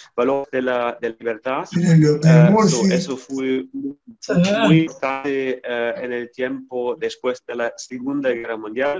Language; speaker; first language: Spanish; non-native, fluent; German